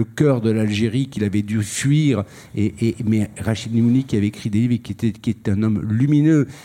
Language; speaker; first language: French; native; French